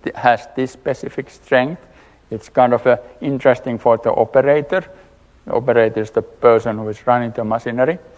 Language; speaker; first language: English; non-native, fluent; Finnish